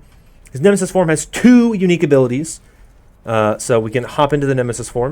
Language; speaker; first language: English; native; English